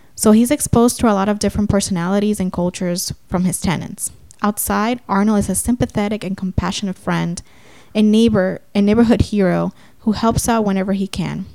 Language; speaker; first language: English; native; English